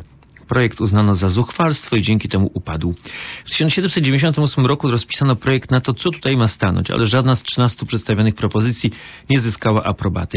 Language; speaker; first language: Polish; native; Polish